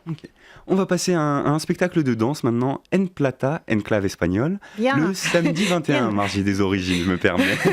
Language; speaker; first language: French; native; French